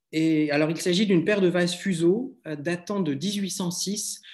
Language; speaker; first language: French; native; French